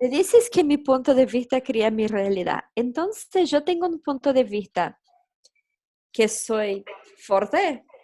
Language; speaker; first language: Spanish; non-native, fluent; Portuguese